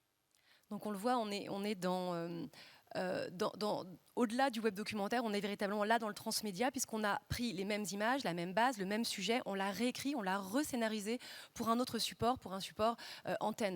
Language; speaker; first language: French; native; French